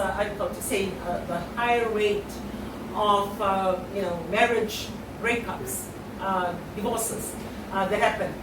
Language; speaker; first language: English; non-native, local second language; Filipino